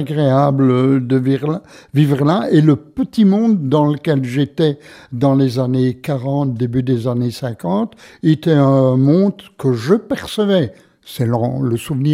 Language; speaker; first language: French; native; French